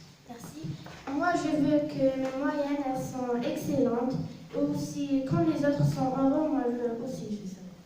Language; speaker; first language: French; non-native, learner; Arabic